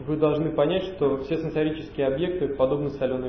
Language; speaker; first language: Russian; native; Russian